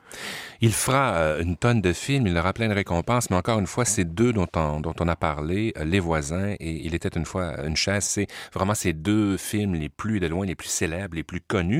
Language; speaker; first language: French; native; French